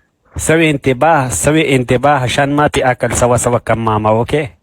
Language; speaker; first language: Arabic; non-native, learner; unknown